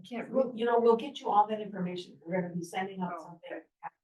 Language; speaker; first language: English; native; English